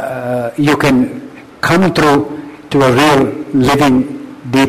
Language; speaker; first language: English; non-native, local second language; Malayalam